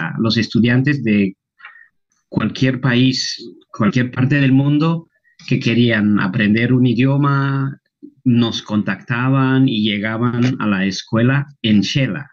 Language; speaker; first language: Spanish; non-native, local second language; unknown